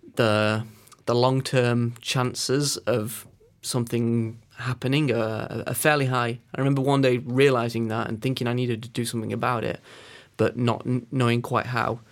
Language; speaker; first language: English; native; English